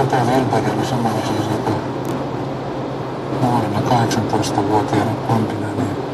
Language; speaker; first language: Finnish; native; Finnish